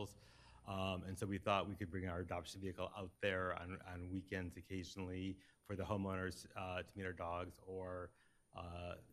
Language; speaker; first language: English; native; English